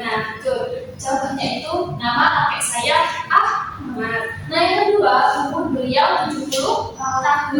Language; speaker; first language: Indonesian; native; Indonesian